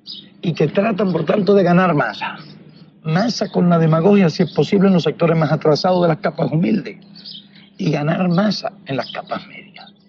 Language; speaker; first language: Spanish; native; Spanish